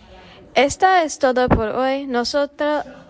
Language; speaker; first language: Spanish; non-native, learner; English